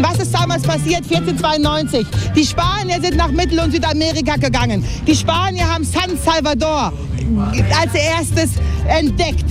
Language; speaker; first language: German; native; German